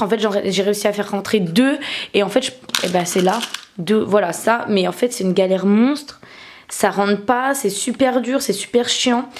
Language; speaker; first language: French; native; French